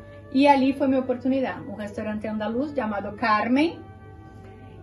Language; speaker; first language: Spanish; non-native, fluent; Portuguese